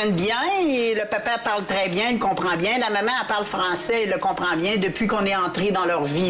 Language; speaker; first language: French; native; French